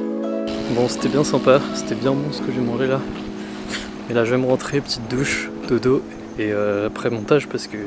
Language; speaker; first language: French; native; French